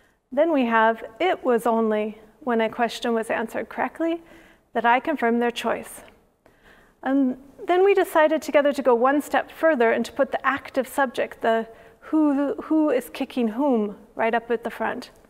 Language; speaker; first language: English; native; English